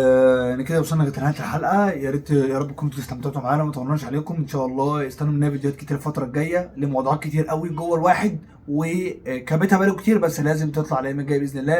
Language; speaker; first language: Arabic; native; Arabic